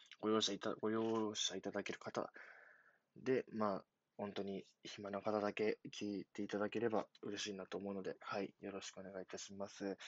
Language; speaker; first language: Japanese; native; Japanese